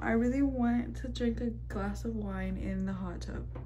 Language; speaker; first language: English; early bilingual, other home language; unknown